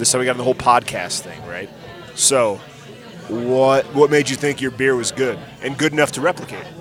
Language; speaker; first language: English; native; English